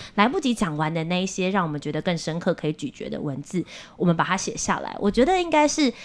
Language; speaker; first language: Chinese; native; Chinese